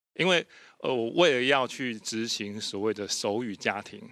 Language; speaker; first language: Chinese; native; Chinese